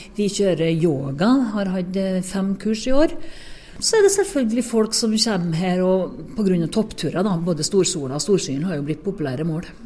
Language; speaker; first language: Norwegian; native; Norwegian